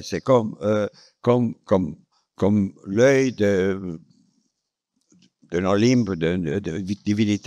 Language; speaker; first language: French; non-native, fluent; Romanian